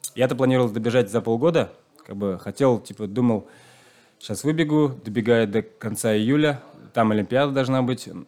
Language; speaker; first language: Russian; non-native, local second language; Chuvash